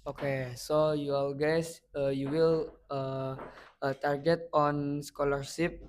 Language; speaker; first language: English; non-native, learner; Indonesian